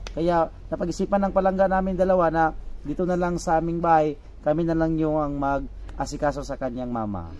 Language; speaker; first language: Filipino; non-native, local second language; Cebuano